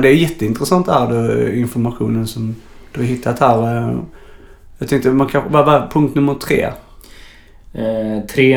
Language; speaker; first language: Swedish; native; Swedish